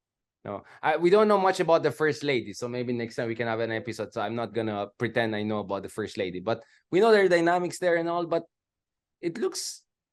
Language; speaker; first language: English; non-native, local second language; Filipino